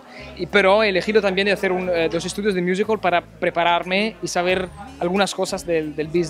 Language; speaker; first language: Spanish; non-native, fluent; German